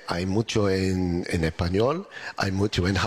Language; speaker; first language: Spanish; non-native, learner; English